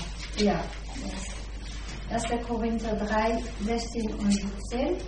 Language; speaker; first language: German; non-native, fluent; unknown